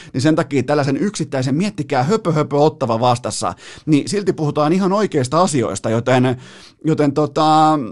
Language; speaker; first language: Finnish; native; Finnish